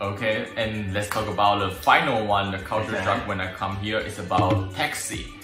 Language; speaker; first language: English; non-native, learner; Chinese